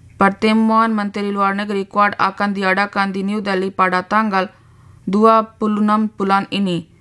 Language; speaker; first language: Indonesian; non-native, fluent; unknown